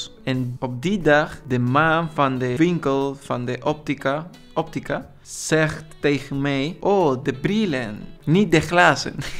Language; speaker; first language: Dutch; non-native, learner; Spanish